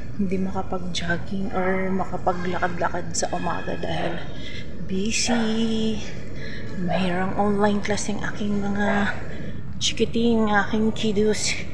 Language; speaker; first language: Filipino; non-native, local second language; Hiligaynon